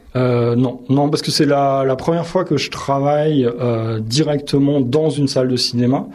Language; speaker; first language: French; native; French